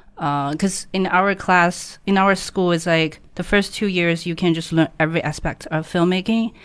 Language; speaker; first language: English; non-native, fluent; Chinese